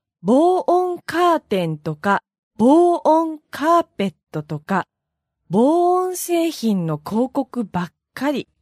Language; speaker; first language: Japanese; native; Japanese